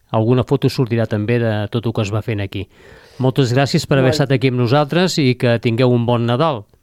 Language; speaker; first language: Catalan; native; Catalan